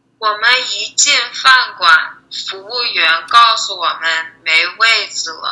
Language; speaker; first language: Chinese; non-native, learner; English